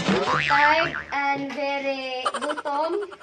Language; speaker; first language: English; non-native, learner; Cebuano